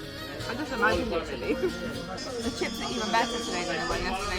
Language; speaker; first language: English; native; English